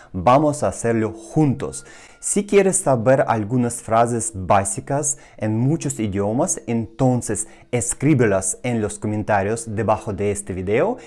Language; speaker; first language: Spanish; non-native, fluent; Russian